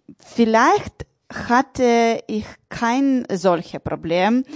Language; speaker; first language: German; non-native, learner; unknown